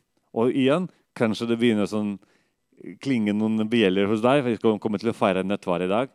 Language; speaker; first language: Norwegian; non-native, fluent; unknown